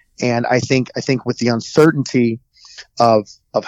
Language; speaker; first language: English; native; English